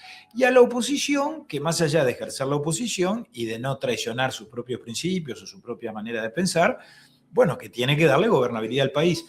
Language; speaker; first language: Spanish; native; Spanish